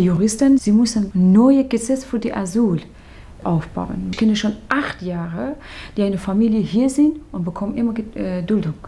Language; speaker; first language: German; non-native, learner; Persian